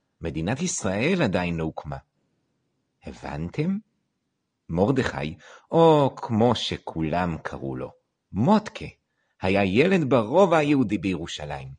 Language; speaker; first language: Hebrew; native; Hebrew